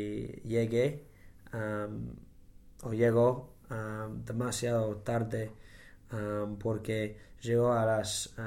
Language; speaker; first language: Spanish; non-native, learner; English